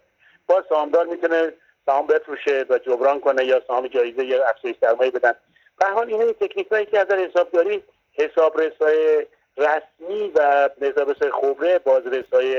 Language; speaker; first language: Persian; native; Persian